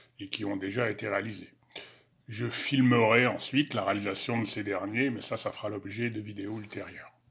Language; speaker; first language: French; native; French